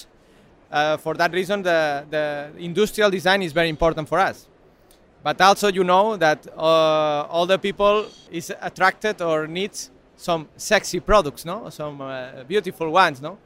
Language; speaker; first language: English; non-native, learner; Spanish